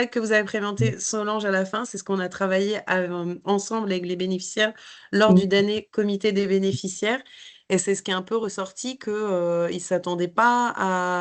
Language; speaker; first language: French; native; French